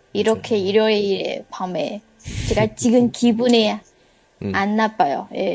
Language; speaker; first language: Korean; non-native, learner; Chinese